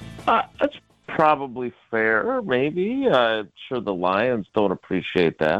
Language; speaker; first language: English; native; English